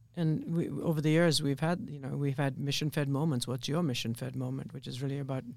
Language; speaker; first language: English; native; English